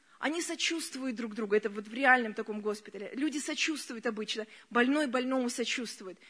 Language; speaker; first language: Russian; early bilingual, other home language; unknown